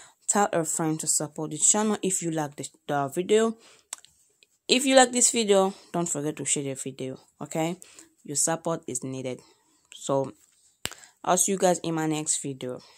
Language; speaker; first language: English; non-native, learner; Lingala